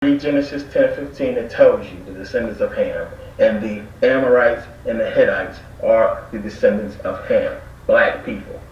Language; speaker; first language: English; native; English